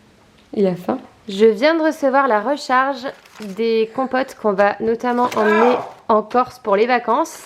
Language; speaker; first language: French; native; French